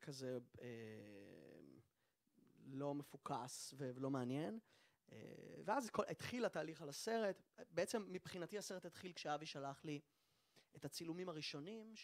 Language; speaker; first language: Hebrew; native; Hebrew